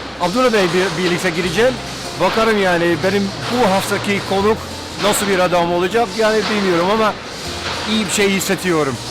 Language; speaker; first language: Turkish; non-native, fluent; Dutch